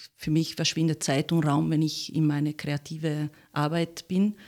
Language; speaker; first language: German; non-native, fluent; Italian